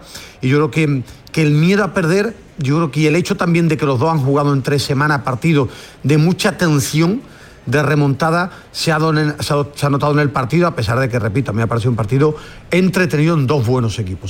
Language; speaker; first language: Spanish; native; Spanish